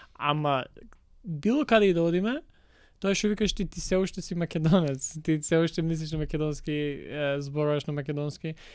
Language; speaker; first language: Macedonian; native; Macedonian